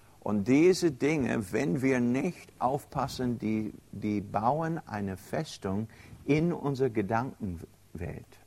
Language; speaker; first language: German; non-native, fluent; English